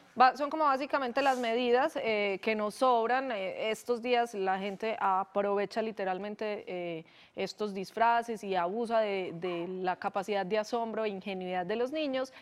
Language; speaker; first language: Spanish; native; Spanish